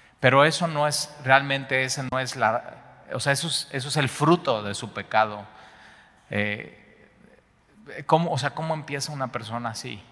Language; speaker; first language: Spanish; native; Spanish